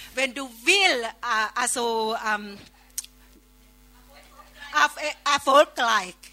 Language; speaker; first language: German; non-native, learner; Thai